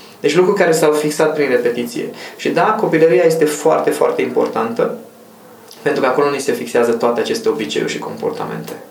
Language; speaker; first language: Romanian; non-native, local second language; Hungarian